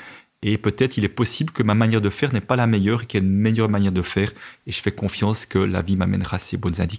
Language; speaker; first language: French; native; French